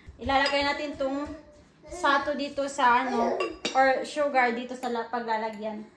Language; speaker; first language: Filipino; native; Filipino